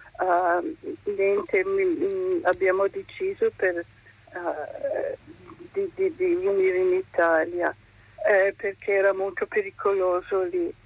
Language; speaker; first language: Italian; non-native, fluent; English